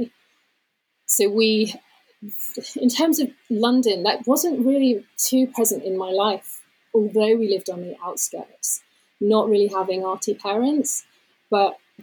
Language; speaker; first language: English; native; English